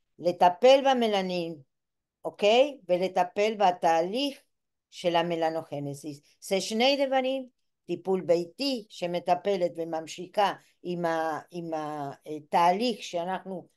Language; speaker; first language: Hebrew; non-native, fluent; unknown